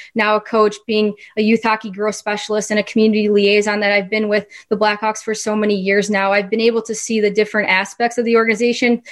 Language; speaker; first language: English; native; English